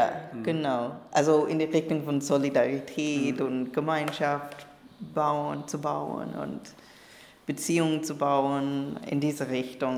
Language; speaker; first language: German; non-native, learner; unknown